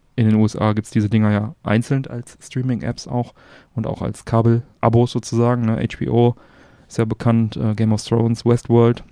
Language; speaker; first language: German; native; German